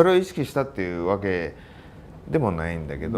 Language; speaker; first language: Japanese; native; Japanese